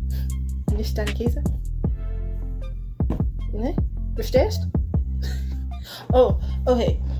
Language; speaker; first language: German; non-native, learner; English